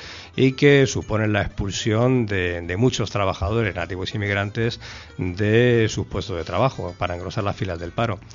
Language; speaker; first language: Spanish; native; Spanish